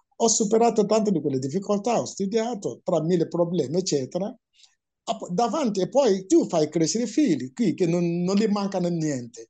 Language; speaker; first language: Italian; non-native, fluent; Igbo